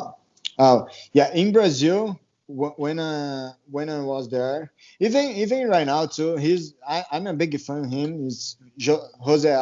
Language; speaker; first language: English; non-native, learner; Portuguese